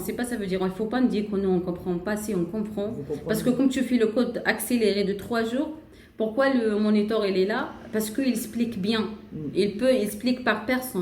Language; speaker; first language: French; non-native, learner; Arabic